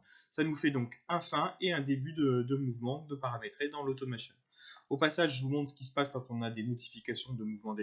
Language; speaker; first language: French; native; French